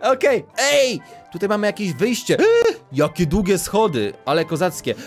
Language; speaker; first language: Polish; native; Polish